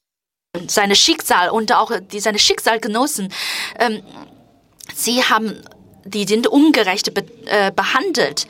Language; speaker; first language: German; non-native, fluent; Chinese